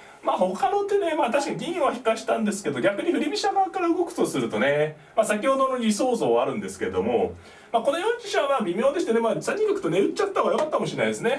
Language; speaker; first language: Japanese; native; Japanese